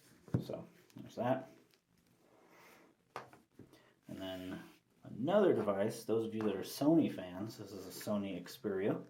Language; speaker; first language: English; native; English